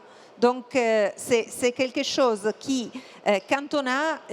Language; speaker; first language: French; non-native, fluent; Italian